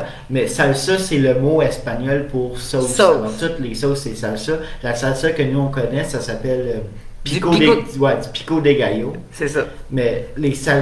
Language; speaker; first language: French; native; French